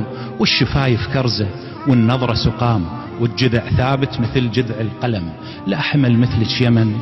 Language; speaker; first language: Arabic; native; Arabic